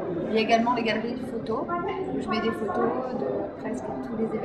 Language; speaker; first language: French; native; French